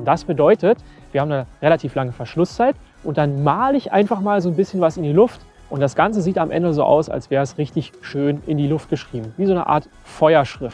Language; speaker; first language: German; native; German